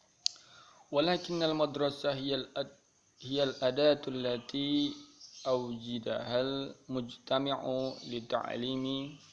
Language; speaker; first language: Arabic; non-native, learner; Indonesian